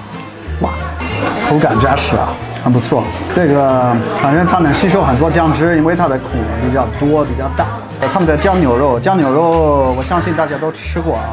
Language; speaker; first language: Chinese; non-native, fluent; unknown